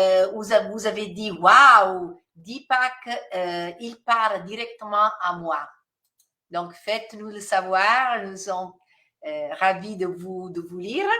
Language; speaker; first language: French; non-native, fluent; Italian